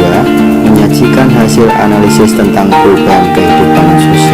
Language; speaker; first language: Indonesian; native; Indonesian